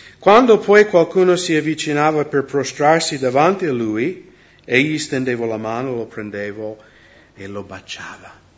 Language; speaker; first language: Italian; non-native, fluent; English